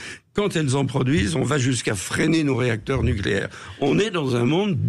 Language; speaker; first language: French; native; French